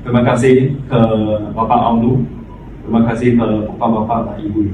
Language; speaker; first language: Indonesian; non-native, fluent; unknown